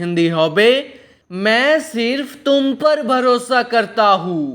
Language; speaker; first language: Hindi; non-native, local second language; Bangla